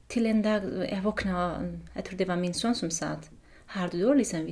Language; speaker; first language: Norwegian; non-native, fluent; Kurdish